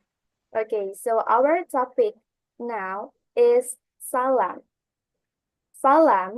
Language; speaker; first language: English; non-native, learner; Indonesian